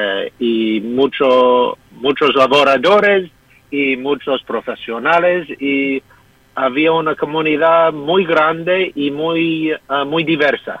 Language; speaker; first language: Spanish; non-native, fluent; English